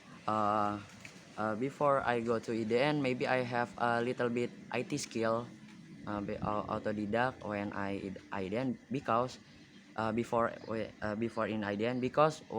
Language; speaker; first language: English; non-native, learner; Indonesian